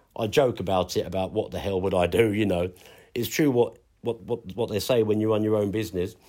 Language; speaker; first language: English; native; English